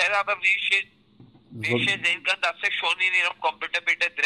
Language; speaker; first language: German; non-native, learner; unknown